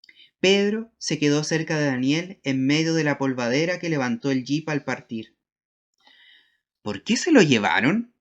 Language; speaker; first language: Spanish; native; Spanish